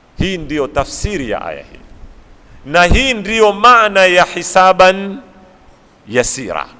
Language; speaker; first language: Swahili; native; Swahili